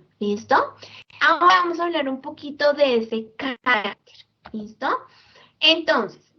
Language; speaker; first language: Spanish; native; Spanish